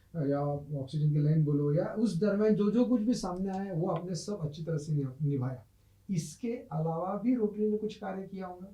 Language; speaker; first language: Hindi; non-native, local second language; Marathi